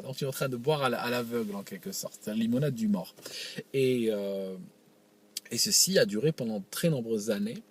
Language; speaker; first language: French; non-native, local second language; Arabic